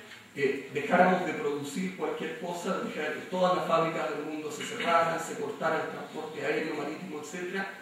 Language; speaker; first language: Spanish; native; Spanish